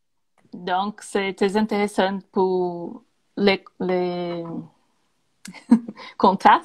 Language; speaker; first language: French; non-native, learner; Portuguese